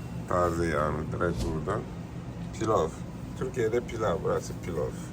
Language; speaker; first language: Turkish; native; Turkish